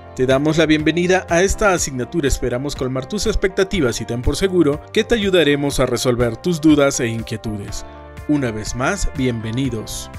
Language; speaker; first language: Spanish; native; Spanish